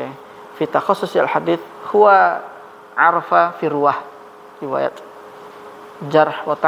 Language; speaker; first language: Arabic; non-native, fluent; Indonesian